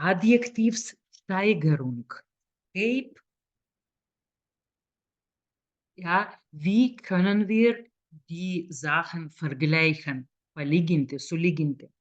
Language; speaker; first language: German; non-native, fluent; Lithuanian